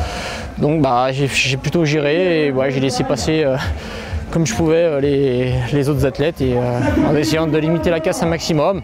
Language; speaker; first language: French; native; French